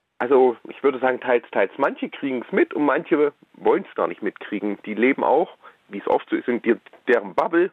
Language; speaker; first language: German; native; German